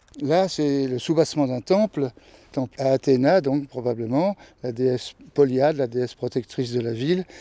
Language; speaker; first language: French; non-native, fluent; Italian